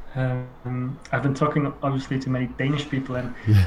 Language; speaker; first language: English; non-native, fluent; Dutch